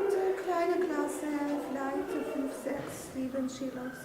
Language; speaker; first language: German; non-native, fluent; Bosnian